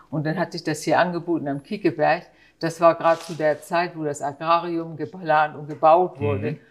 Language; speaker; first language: German; native; German